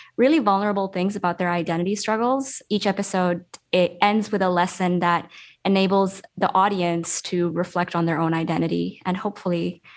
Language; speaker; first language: English; early bilingual, other home language; Urdu